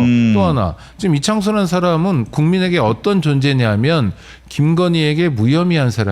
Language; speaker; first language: Korean; native; Korean